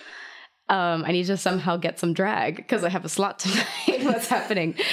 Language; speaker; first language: English; non-native, fluent; German